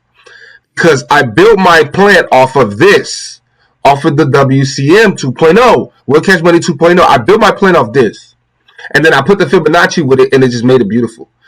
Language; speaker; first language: English; native; English